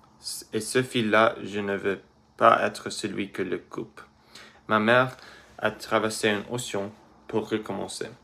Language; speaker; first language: French; early bilingual, other home language; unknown